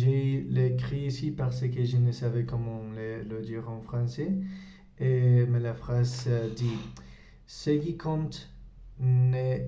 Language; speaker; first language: French; non-native, learner; Spanish